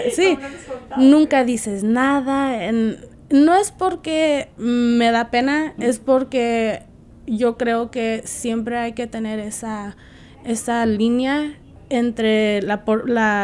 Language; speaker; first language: Spanish; early bilingual, heritage; Spanish